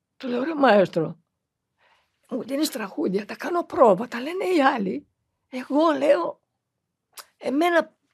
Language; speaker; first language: Greek; early bilingual, heritage; Greek